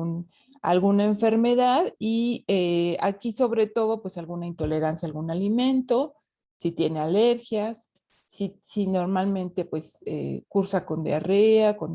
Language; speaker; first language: Spanish; native; Spanish